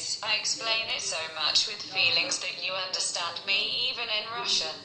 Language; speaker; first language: English; non-native, learner; Russian